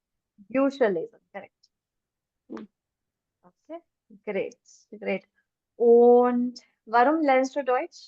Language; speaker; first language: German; non-native, fluent; Marathi